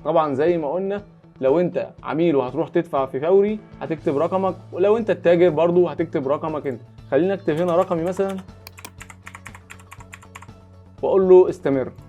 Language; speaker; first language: Arabic; native; Arabic